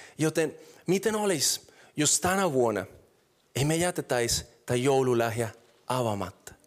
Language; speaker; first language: Finnish; non-native, fluent; Spanish